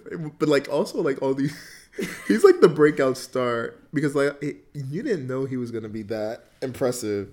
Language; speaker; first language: English; native; English